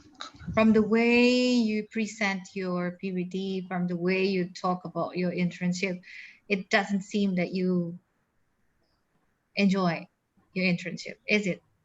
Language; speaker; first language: English; non-native, fluent; Indonesian